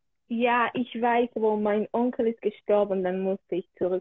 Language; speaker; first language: German; early bilingual, other home language; Hebrew